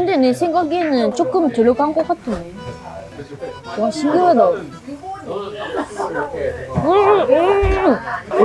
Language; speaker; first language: Korean; non-native, fluent; Japanese